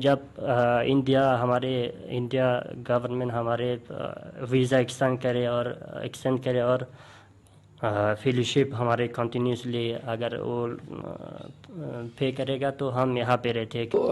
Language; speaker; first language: Hindi; non-native, learner; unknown